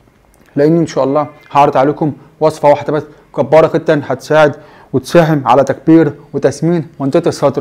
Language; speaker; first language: Arabic; native; Arabic